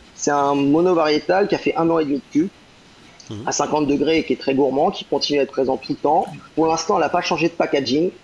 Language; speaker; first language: French; native; French